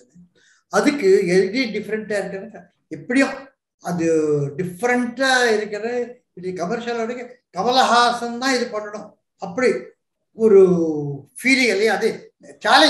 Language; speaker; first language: Tamil; non-native, local second language; Telugu